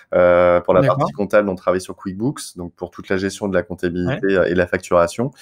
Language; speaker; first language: French; native; French